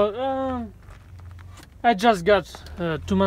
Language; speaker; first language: English; non-native, learner; Russian